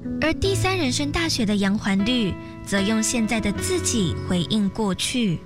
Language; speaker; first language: Chinese; native; Chinese